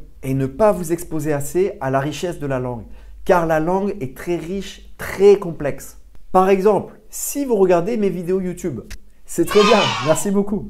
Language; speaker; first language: French; native; French